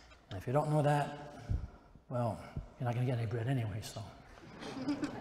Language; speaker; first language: English; native; English